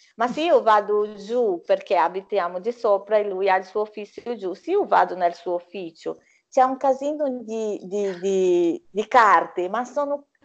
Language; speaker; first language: Italian; non-native, fluent; Portuguese